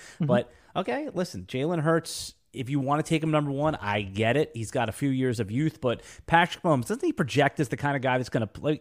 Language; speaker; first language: English; native; English